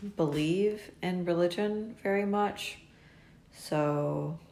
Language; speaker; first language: English; early bilingual, other home language; Chinese